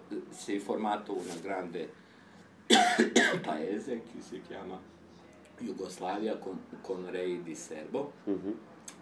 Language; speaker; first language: Italian; non-native, learner; Serbian